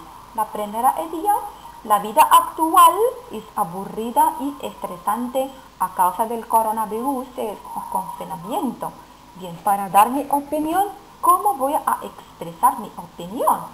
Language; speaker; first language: Spanish; non-native, fluent; Arabic